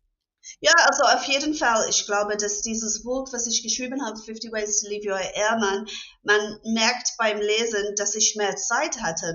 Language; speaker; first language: German; non-native, fluent; English